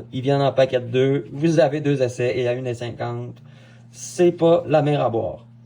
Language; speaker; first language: French; native; French